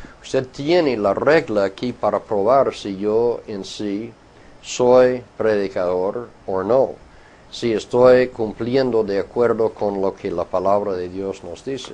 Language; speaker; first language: Spanish; non-native, fluent; English